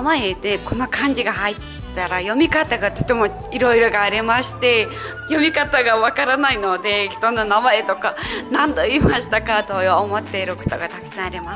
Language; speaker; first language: Japanese; non-native, fluent; Mongolian